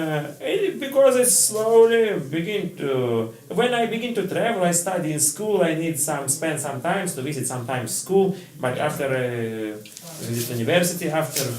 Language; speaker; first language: English; non-native, learner; Russian